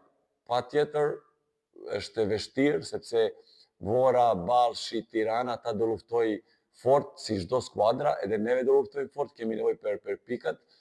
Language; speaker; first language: Albanian; non-native, fluent; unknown